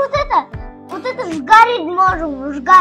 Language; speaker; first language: Russian; non-native, local second language; Kazakh